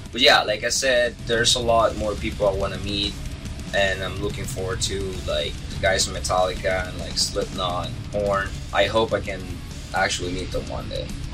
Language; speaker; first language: English; non-native, fluent; Spanish